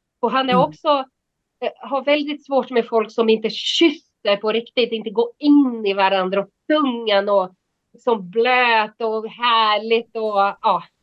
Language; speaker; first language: Swedish; non-native, fluent; Portuguese